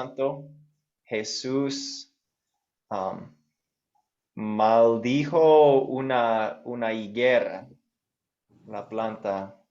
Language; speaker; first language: Spanish; non-native, fluent; English